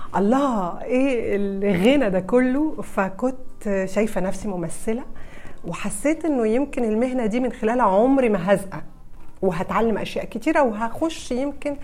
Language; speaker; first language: Arabic; early bilingual, heritage; Arabic